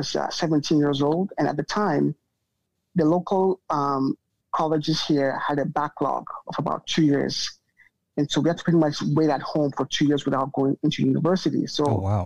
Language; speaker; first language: English; non-native, local second language; Akan